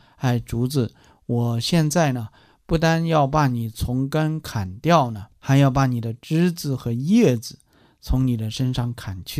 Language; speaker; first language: Chinese; native; Chinese